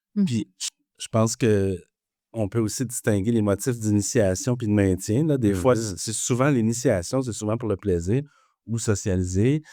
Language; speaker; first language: French; native; French